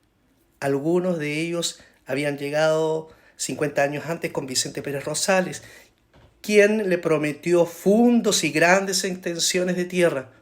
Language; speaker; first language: Spanish; native; Spanish